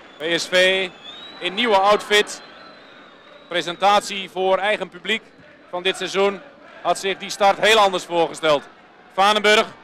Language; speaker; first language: Dutch; native; Dutch